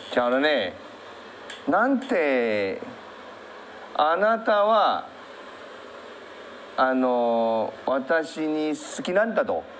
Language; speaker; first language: Japanese; non-native, learner; Chinese